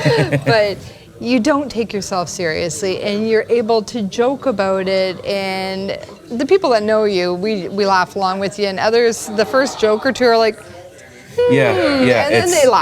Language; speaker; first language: English; native; English